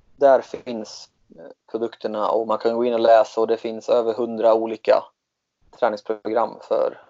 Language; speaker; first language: Swedish; native; Swedish